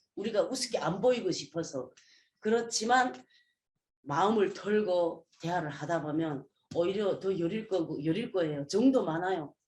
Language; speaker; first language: Korean; native; Korean